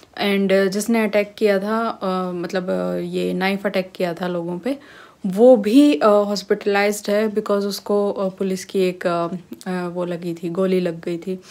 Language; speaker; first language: Hindi; native; Hindi